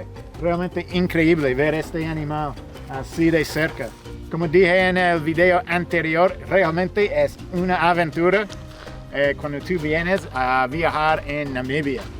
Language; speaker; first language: Spanish; non-native, fluent; English